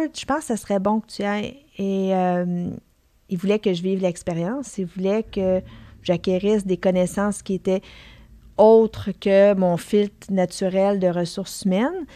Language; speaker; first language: French; native; French